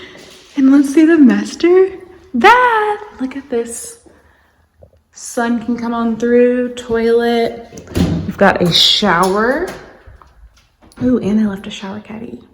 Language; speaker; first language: English; native; English